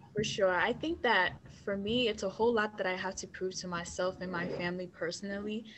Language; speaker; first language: English; early bilingual, other home language; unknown